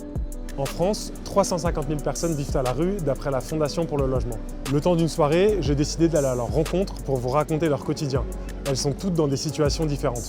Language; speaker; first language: French; native; French